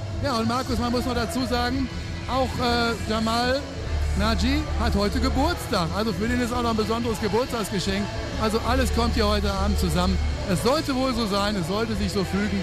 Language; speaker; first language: German; native; German